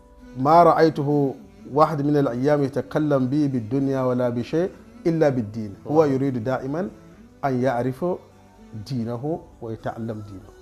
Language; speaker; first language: Arabic; non-native, fluent; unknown